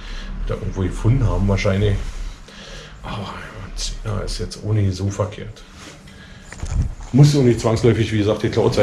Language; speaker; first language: German; native; German